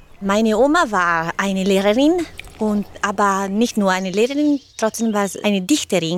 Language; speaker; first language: German; non-native, learner; Italian